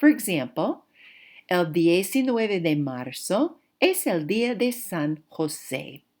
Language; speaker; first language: Spanish; non-native, fluent; English